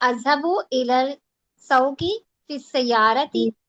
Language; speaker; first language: Arabic; non-native, learner; Urdu